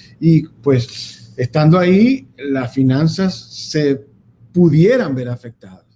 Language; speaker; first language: Spanish; native; Spanish